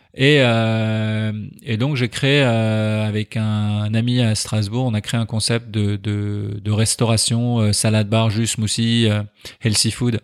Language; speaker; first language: French; early bilingual, other home language; Persian